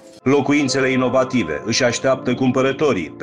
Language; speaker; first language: Romanian; native; Romanian